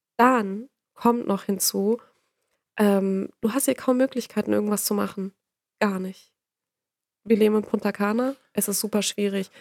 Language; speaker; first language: German; native; German